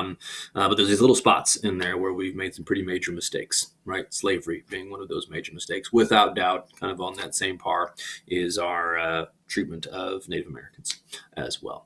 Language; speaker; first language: English; native; English